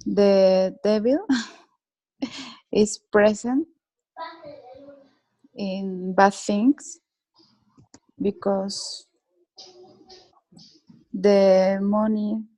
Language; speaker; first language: English; non-native, learner; Spanish